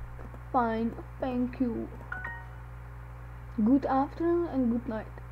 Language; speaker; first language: English; non-native, learner; Czech